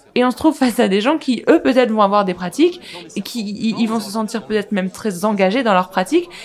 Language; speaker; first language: French; native; French